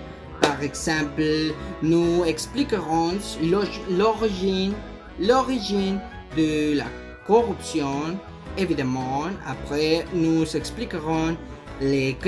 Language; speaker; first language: French; non-native, learner; Spanish